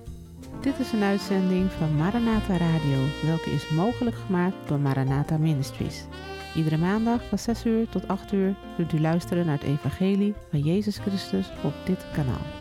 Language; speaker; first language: Dutch; native; Dutch